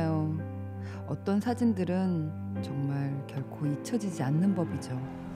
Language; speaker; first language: Korean; native; Korean